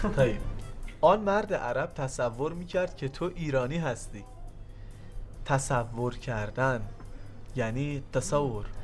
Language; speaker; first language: Persian; native; Persian